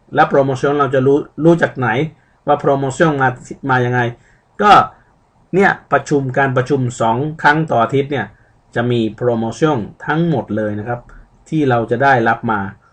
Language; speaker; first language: Thai; early bilingual, other home language; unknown